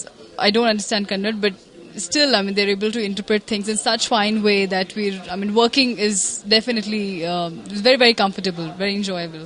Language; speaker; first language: English; non-native, local second language; Punjabi